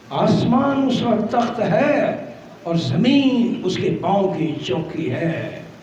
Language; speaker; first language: Urdu; non-native, local second language; Punjabi